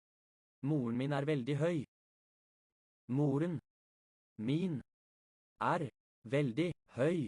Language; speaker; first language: Norwegian; non-native, learner; English